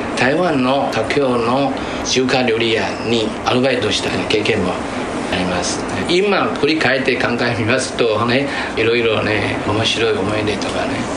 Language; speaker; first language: Japanese; non-native, fluent; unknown